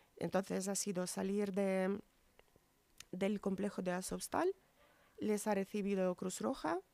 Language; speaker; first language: Spanish; non-native, fluent; Ukrainian